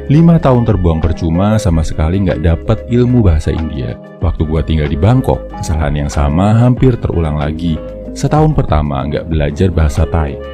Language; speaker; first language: Indonesian; native; Indonesian